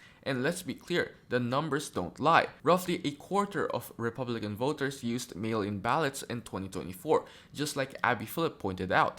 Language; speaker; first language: English; native; English